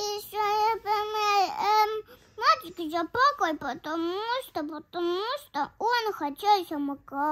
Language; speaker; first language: Russian; early bilingual, heritage; Russian